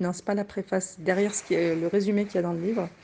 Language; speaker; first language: French; native; French